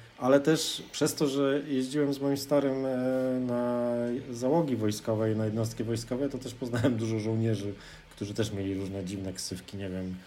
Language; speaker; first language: Polish; native; Polish